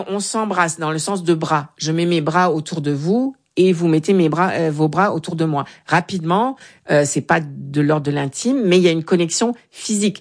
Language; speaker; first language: French; native; French